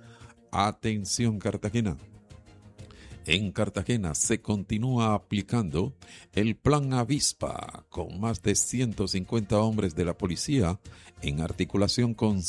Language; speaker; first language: Spanish; native; Spanish